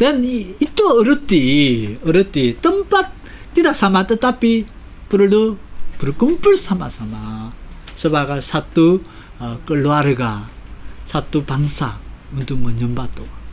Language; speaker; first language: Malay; non-native, fluent; Korean